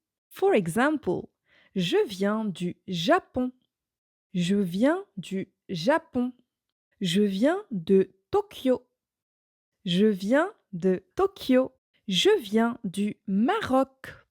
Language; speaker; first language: French; non-native, fluent; English